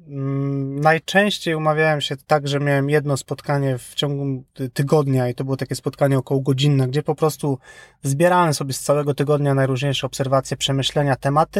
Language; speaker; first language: Polish; native; Polish